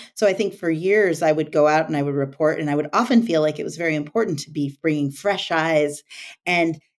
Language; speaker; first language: English; native; English